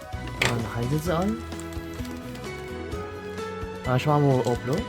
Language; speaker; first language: German; non-native, local second language; Luxembourgish